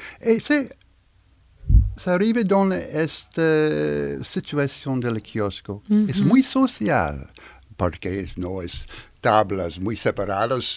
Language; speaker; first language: Spanish; non-native, learner; French